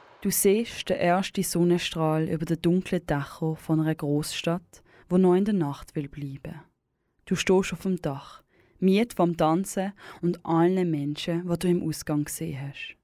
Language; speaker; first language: German; native; German